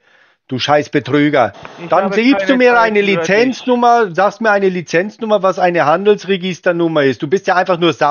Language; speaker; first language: German; native; German